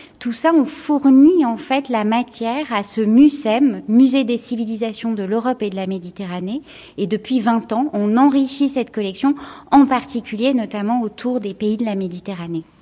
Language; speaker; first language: French; native; French